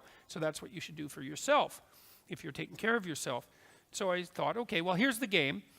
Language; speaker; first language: English; native; English